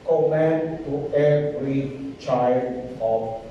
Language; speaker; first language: English; non-native, local second language; Filipino